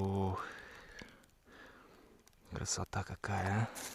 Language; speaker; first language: Russian; native; Russian